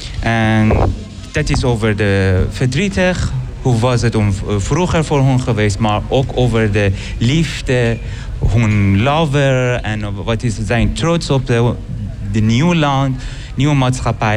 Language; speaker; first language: Dutch; non-native, learner; Persian